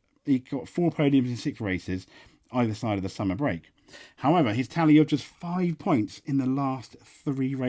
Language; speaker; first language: English; native; English